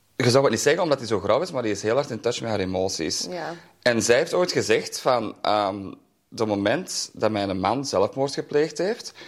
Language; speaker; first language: Dutch; native; Dutch